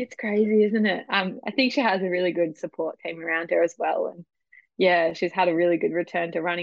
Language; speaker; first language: English; native; English